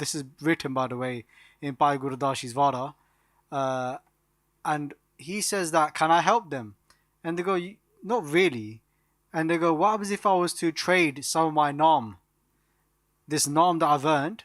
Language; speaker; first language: English; non-native, local second language; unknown